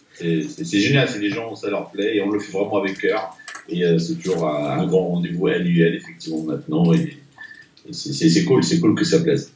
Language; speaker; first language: French; non-native, local second language; Arabic